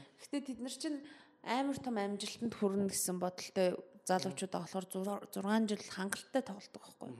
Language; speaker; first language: Mongolian; early bilingual, heritage; Mongolian